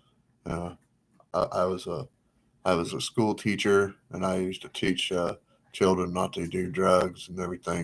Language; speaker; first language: English; native; English